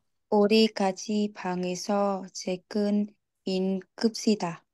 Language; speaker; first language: Korean; non-native, learner; Vietnamese